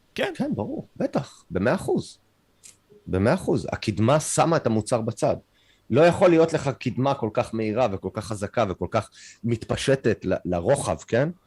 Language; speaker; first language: Hebrew; non-native, fluent; English